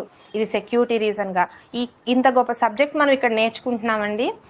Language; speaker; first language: Telugu; native; Telugu